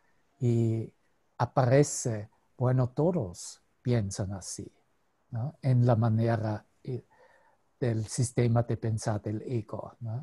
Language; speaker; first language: Spanish; non-native, fluent; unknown